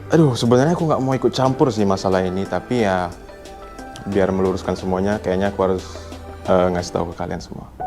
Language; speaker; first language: Indonesian; native; Indonesian